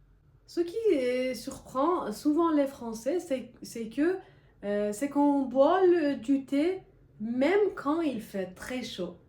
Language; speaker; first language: French; non-native, fluent; Persian